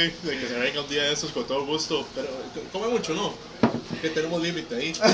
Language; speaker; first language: Spanish; native; Spanish